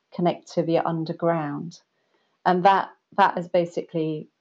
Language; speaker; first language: English; native; English